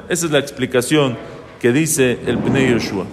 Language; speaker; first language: Spanish; native; Spanish